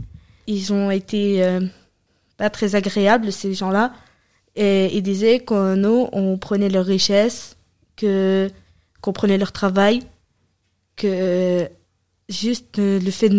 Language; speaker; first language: French; early bilingual, other home language; Arabic